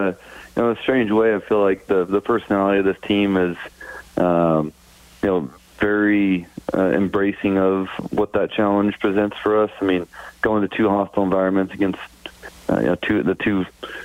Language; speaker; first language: English; native; English